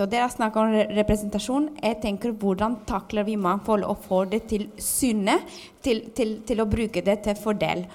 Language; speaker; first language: Norwegian; non-native, fluent; Albanian